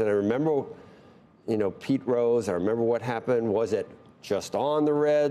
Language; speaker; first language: English; native; English